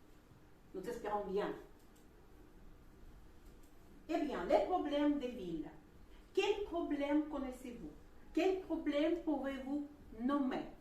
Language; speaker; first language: French; non-native, fluent; Russian